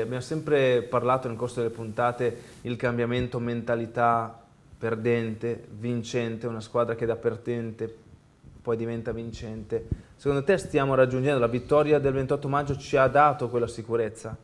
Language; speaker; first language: Italian; native; Italian